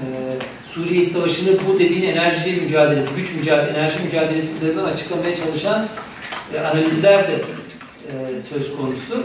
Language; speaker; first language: Turkish; native; Turkish